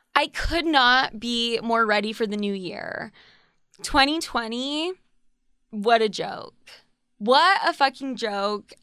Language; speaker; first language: English; native; English